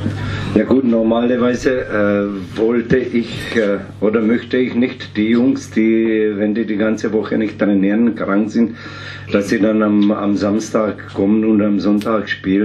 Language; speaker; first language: German; non-native, fluent; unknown